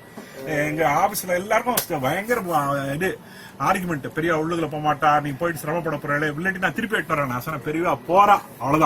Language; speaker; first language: Tamil; native; Tamil